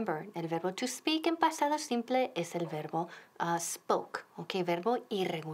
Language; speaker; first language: Spanish; non-native, fluent; English